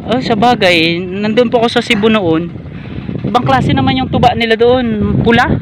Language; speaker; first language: Filipino; native; Filipino